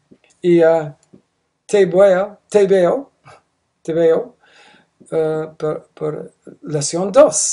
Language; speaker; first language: Spanish; non-native, learner; English